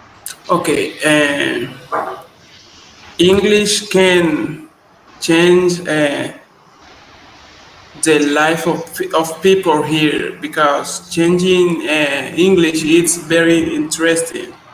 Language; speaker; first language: English; non-native, learner; Spanish